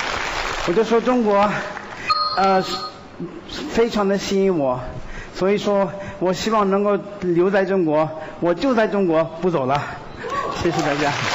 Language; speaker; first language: Chinese; non-native, fluent; Persian